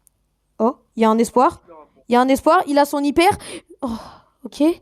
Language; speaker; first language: French; native; French